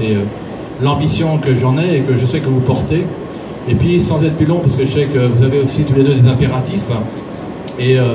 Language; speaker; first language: French; native; French